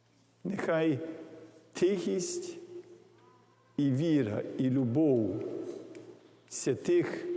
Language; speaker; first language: Ukrainian; early bilingual, heritage; English